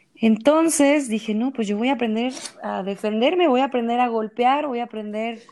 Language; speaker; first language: Spanish; native; Spanish